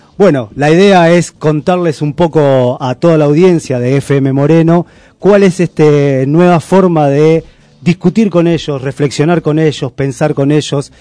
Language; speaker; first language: Spanish; native; Spanish